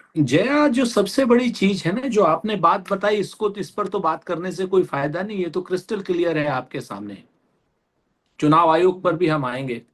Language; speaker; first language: Hindi; native; Hindi